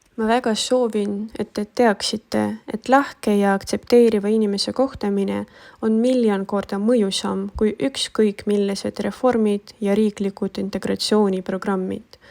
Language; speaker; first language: Estonian; non-native, local second language; Russian